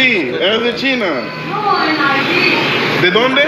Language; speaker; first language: Spanish; non-native, learner; English